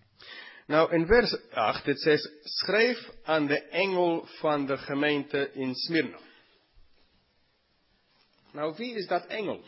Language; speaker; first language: Dutch; non-native, fluent; English